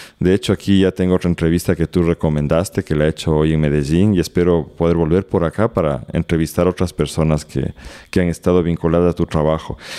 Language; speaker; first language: Spanish; native; Spanish